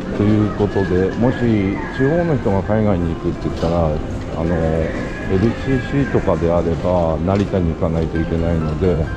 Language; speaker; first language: Japanese; native; Japanese